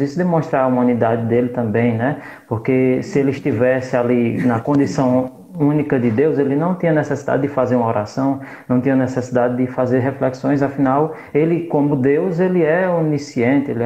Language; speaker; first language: Portuguese; native; Portuguese